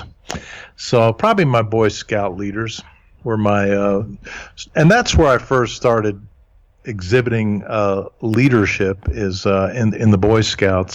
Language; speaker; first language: English; early bilingual, other home language; German